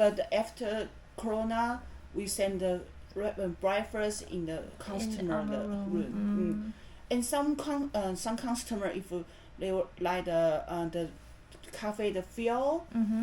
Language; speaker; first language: English; non-native, learner; Chinese